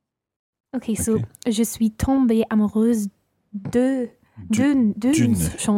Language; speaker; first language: French; non-native, learner; English